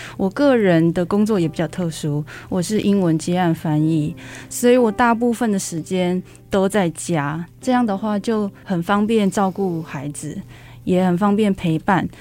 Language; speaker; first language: Chinese; native; Chinese